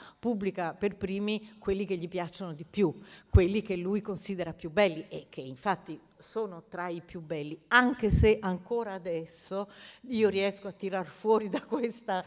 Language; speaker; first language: Italian; native; Italian